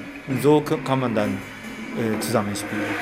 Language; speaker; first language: German; non-native, fluent; Japanese